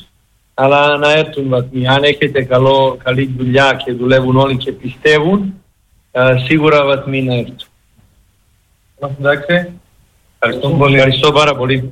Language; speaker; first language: Greek; non-native, fluent; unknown